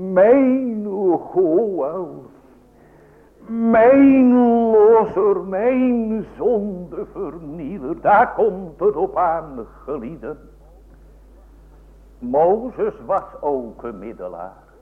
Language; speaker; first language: Dutch; native; Dutch